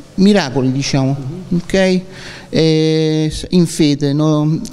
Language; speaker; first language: Italian; early bilingual, other home language; English